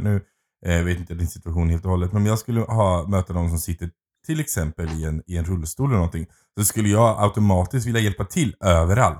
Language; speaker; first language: Swedish; native; Swedish